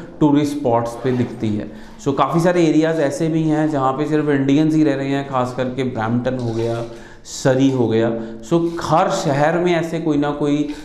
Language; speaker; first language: Hindi; non-native, local second language; Punjabi